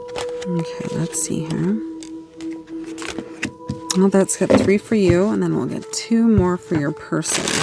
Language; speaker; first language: English; native; English